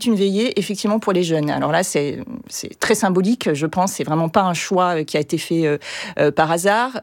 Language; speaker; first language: French; native; French